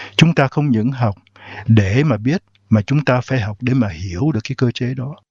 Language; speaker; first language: Vietnamese; native; Vietnamese